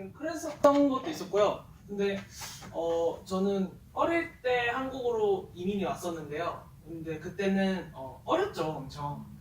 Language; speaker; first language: Korean; early bilingual, other home language; Vietnamese